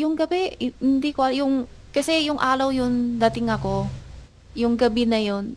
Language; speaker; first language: Filipino; non-native, learner; Chinese